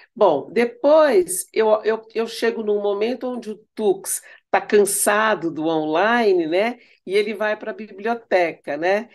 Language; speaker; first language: Portuguese; early bilingual, other home language; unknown